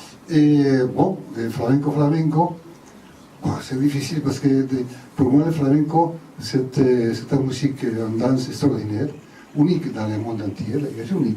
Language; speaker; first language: French; non-native, learner; Spanish